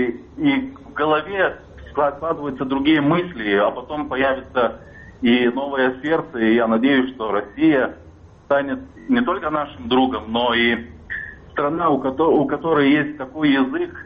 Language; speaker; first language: Russian; non-native, fluent; Lithuanian